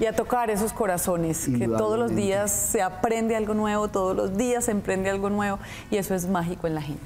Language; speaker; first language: Spanish; native; Spanish